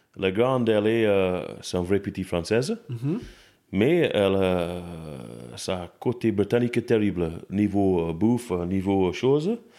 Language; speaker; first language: French; non-native, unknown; English